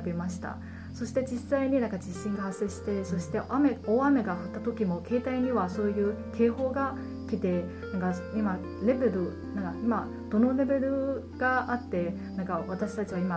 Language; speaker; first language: Japanese; non-native, fluent; Chinese